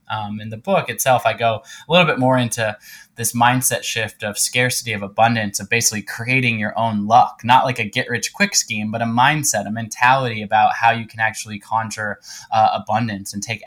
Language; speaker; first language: English; native; English